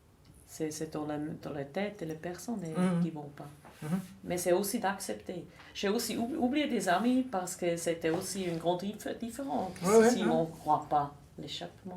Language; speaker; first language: French; non-native, local second language; German